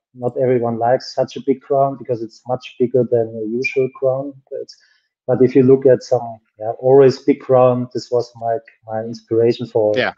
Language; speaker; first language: English; non-native, fluent; German